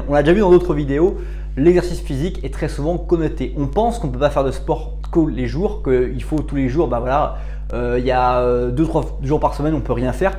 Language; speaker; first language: French; native; French